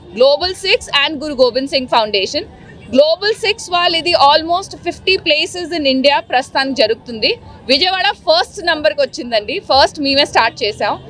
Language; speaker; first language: Telugu; non-native, local second language; Punjabi